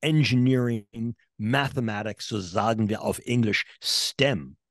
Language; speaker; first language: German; non-native, fluent; English